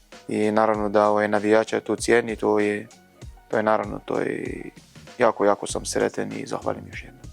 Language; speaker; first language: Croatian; non-native, learner; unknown